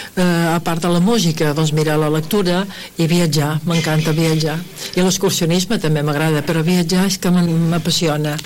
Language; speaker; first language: Catalan; early bilingual, heritage; Catalan